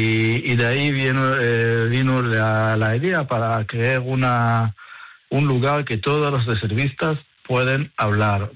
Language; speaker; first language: Spanish; non-native, learner; Hebrew